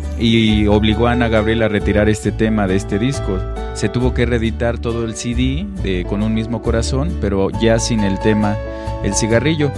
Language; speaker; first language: Spanish; native; Spanish